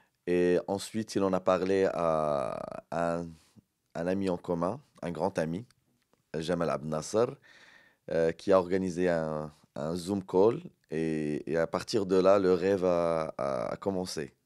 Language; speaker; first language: French; non-native, local second language; Arabic